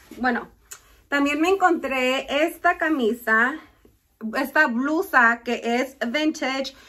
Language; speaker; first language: Spanish; early bilingual, heritage; Spanish